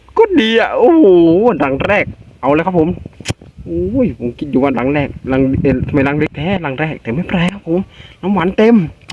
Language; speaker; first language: Thai; native; Thai